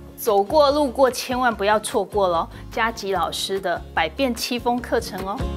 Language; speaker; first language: Chinese; native; Chinese